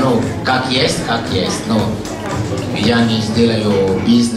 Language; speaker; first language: Russian; non-native, learner; Italian